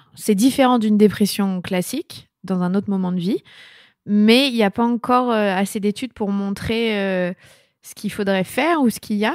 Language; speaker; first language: French; native; French